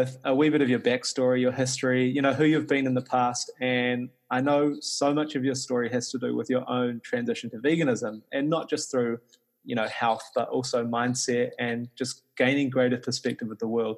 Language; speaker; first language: English; native; English